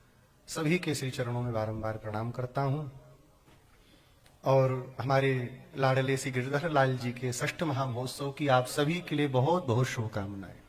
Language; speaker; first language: Hindi; native; Hindi